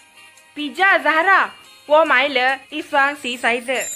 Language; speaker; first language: Chinese; non-native, learner; Malay